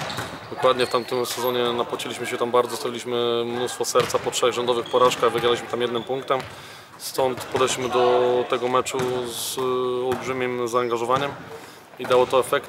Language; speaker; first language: Polish; native; Polish